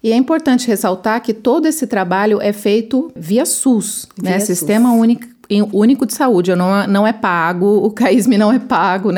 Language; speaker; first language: Portuguese; native; Portuguese